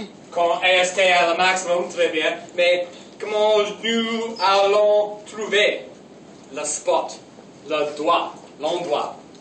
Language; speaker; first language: French; non-native, learner; English